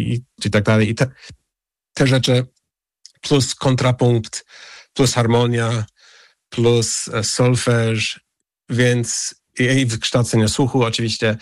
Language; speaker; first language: Polish; early bilingual, heritage; English